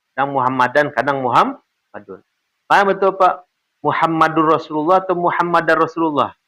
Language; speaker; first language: Malay; non-native, local second language; Minangkabau